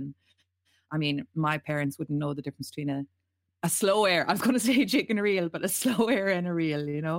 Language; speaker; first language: English; native; English